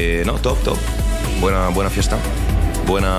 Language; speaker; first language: Spanish; non-native, learner; French